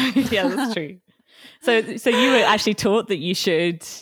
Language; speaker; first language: English; native; English